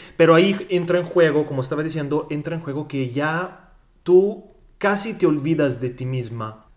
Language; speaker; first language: Spanish; non-native, fluent; Italian